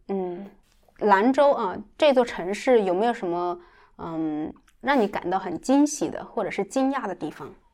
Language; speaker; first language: Chinese; native; Chinese